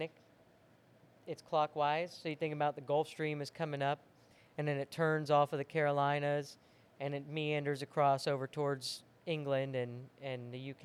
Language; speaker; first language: English; native; English